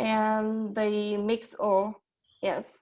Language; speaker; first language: English; non-native, learner; Vietnamese